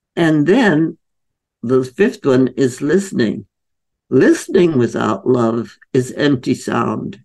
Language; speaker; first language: English; native; English